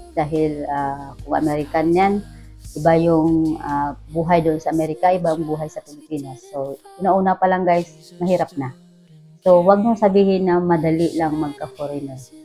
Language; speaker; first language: Filipino; native; Filipino